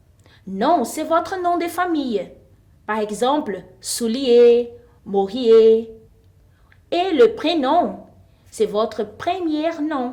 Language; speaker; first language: French; non-native, fluent; Portuguese